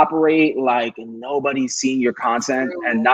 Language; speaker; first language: English; native; English